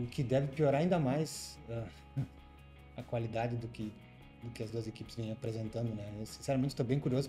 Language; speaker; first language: Portuguese; native; Portuguese